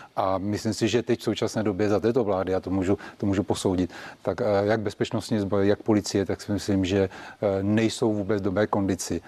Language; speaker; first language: Czech; native; Czech